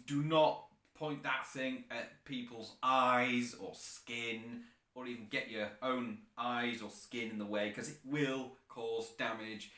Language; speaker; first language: English; native; English